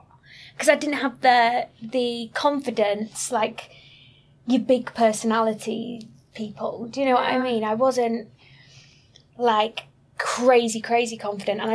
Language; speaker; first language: English; native; English